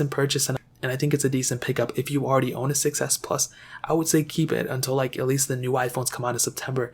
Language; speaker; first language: English; native; English